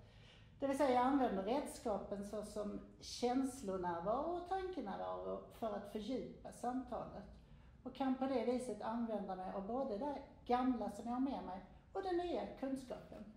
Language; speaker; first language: Swedish; native; Swedish